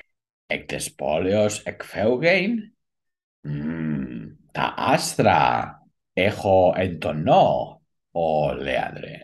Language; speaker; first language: Greek; non-native, learner; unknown